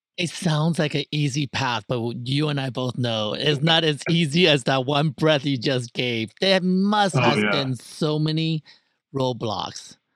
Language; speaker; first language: English; early bilingual, other home language; Chinese